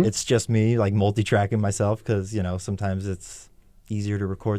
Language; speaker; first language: English; native; English